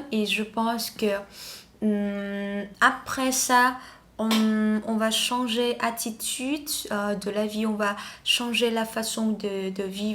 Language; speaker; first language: French; non-native, learner; Vietnamese